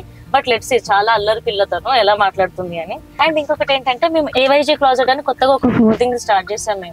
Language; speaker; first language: Telugu; native; Telugu